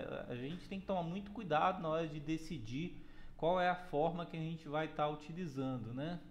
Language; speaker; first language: Portuguese; native; Portuguese